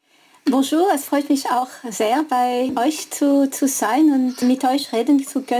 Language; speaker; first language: German; non-native, fluent; French